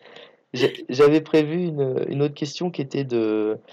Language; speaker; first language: French; native; French